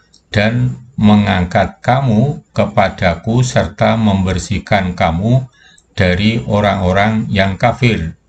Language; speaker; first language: Indonesian; native; Indonesian